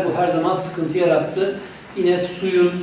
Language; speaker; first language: Turkish; native; Turkish